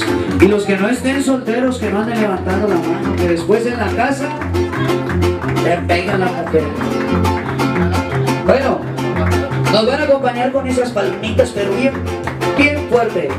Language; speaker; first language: Spanish; native; Spanish